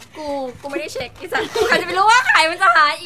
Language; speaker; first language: Thai; native; Thai